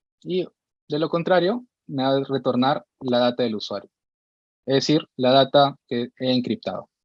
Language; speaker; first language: Spanish; native; Spanish